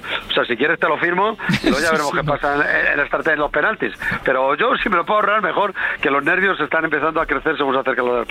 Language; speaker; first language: Spanish; native; Spanish